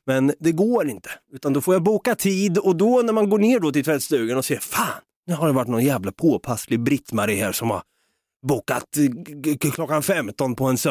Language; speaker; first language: Swedish; native; Swedish